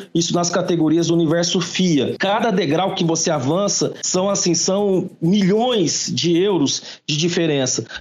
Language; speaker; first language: Portuguese; native; Portuguese